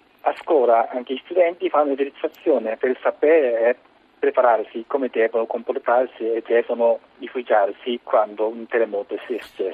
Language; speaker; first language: Italian; non-native, learner; Japanese